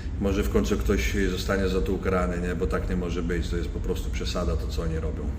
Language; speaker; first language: Polish; native; Polish